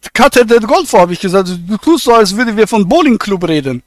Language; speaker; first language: German; native; German